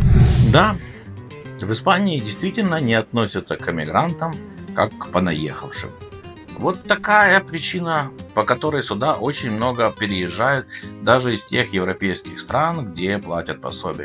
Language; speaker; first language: Russian; native; Russian